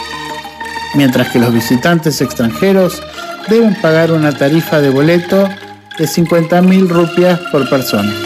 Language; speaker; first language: Spanish; non-native, fluent; Indonesian